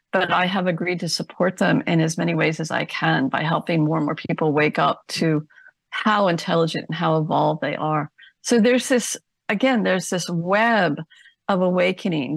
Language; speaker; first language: English; native; English